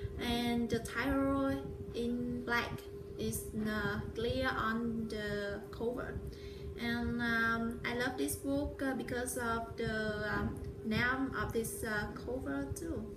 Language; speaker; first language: English; non-native, learner; Vietnamese